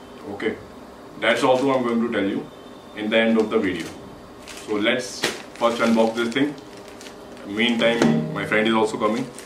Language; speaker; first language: English; non-native, local second language; Punjabi